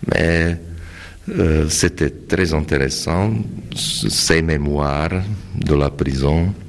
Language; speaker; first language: French; non-native, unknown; Slovak